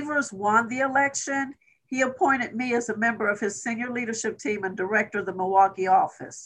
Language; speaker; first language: English; native; English